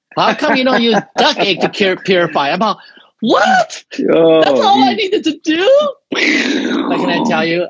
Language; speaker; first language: English; non-native, fluent; Chinese